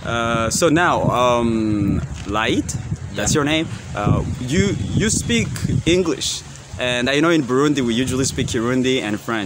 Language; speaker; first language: English; non-native, fluent; Rundi